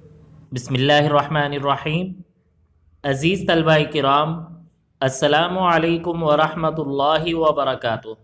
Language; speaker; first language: Urdu; native; Urdu